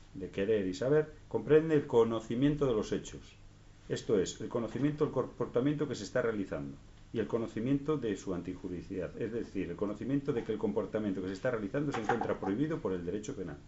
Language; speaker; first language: Spanish; non-native, local second language; Galician